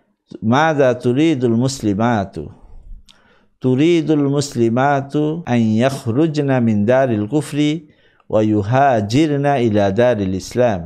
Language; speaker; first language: Arabic; non-native, fluent; Bangla